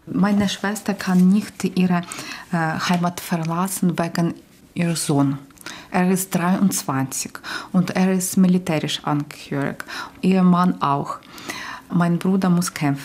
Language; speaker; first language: German; non-native, learner; Ukrainian